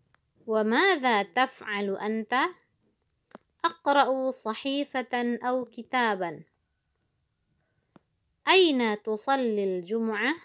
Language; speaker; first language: Arabic; non-native, fluent; Indonesian